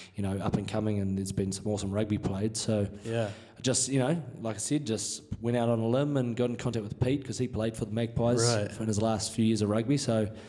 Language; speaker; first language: English; native; English